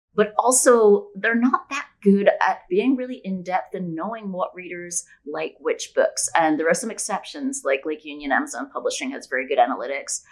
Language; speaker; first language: English; native; English